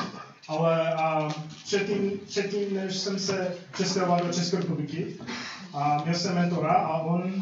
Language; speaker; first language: Czech; non-native, fluent; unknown